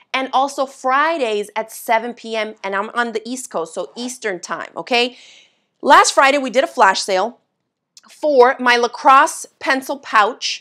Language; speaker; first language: English; native; English